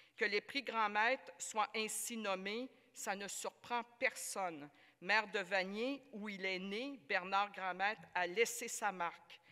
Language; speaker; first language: French; native; French